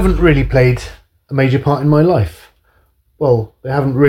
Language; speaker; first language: English; native; English